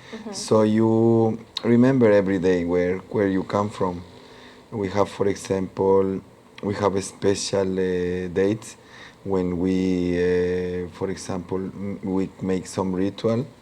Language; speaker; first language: English; non-native, local second language; Spanish